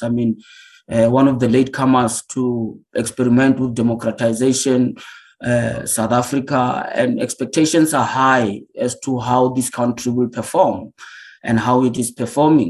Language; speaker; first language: English; non-native, local second language; Northern Sotho